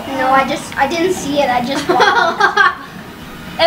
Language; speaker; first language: English; native; English